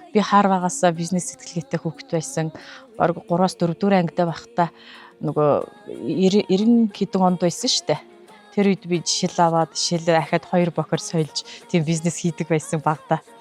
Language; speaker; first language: Mongolian; non-native, local second language; Kazakh